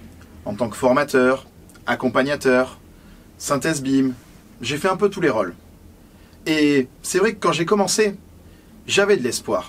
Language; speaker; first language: French; native; French